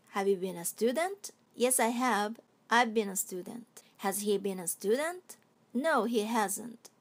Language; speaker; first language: English; non-native, fluent; Japanese